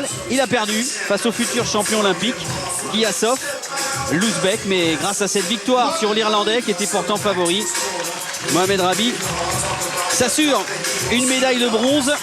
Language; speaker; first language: French; native; French